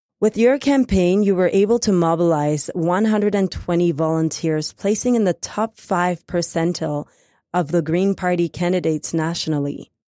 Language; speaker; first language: English; native; English